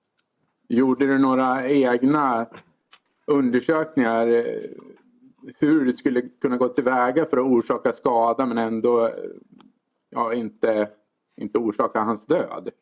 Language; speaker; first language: Swedish; native; Swedish